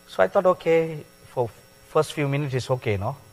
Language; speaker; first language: English; non-native, local second language; Tamil